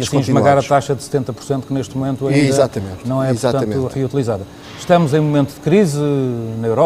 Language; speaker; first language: Portuguese; native; Portuguese